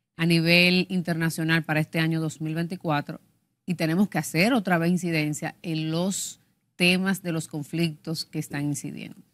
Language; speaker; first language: Spanish; native; Spanish